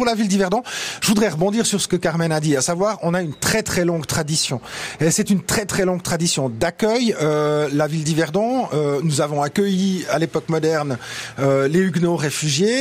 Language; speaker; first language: French; native; French